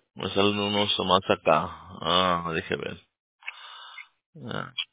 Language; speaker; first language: Spanish; early bilingual, heritage; Spanish